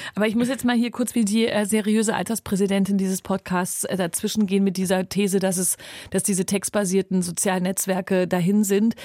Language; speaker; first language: German; native; German